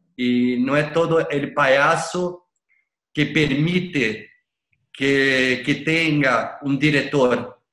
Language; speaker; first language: Spanish; non-native, learner; Portuguese